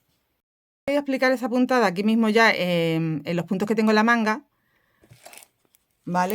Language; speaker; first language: Spanish; native; Spanish